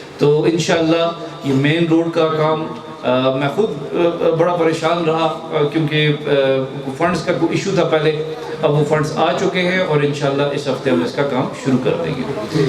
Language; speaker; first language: Urdu; non-native, local second language; Northern Hindko